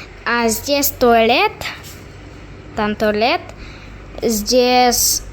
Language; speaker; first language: Russian; non-native, learner; English